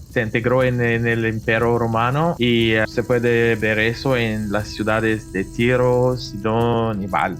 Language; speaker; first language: Spanish; non-native, fluent; Arabic